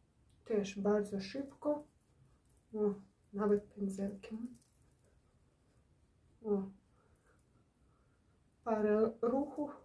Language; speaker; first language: Polish; non-native, learner; Ukrainian